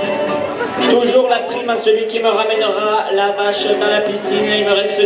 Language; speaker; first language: French; native; French